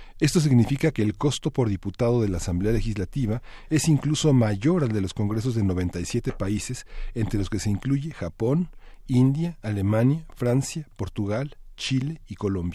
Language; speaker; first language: Spanish; native; Spanish